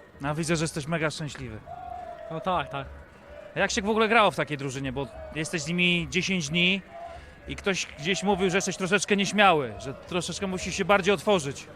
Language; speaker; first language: Polish; native; Polish